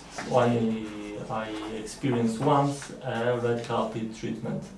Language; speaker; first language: English; non-native, learner; Polish